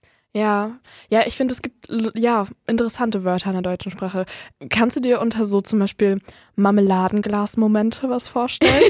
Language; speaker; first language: German; native; German